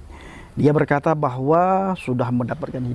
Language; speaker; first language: Indonesian; native; Indonesian